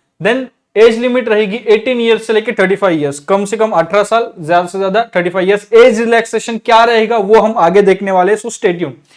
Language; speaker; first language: Hindi; non-native, local second language; Marathi